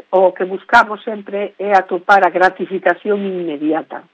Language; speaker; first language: Galician; non-native, local second language; Spanish